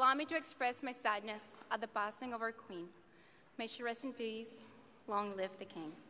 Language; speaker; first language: English; native; English